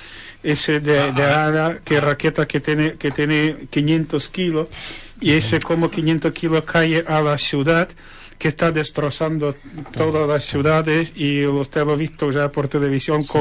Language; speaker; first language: Spanish; non-native, learner; Ukrainian